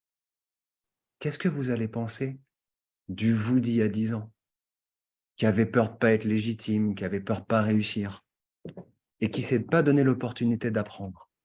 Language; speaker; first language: French; native; French